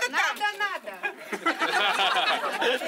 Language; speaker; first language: Russian; native; Russian